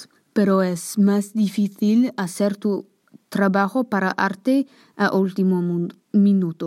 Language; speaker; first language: Spanish; non-native, learner; English